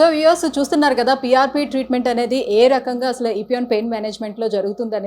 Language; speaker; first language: Telugu; native; Telugu